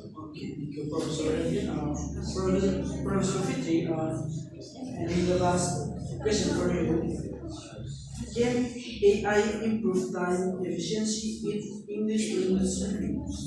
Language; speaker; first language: English; non-native, learner; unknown